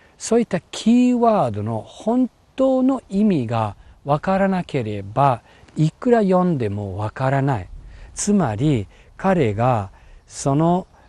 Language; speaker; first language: Japanese; non-native, fluent; English